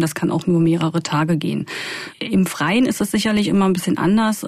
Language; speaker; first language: German; native; German